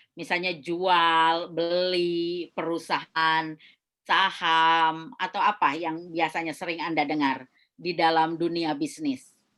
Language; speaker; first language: Indonesian; native; Indonesian